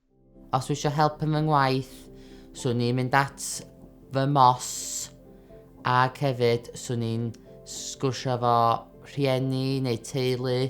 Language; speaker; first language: Welsh; native; Welsh